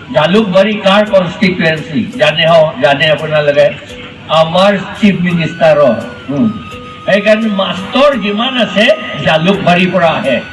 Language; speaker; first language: Assamese; non-native, local second language; Karbi